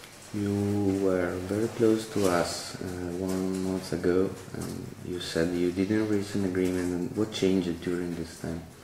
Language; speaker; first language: English; non-native, fluent; Italian